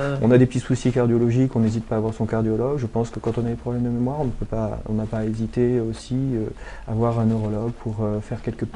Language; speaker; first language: French; native; French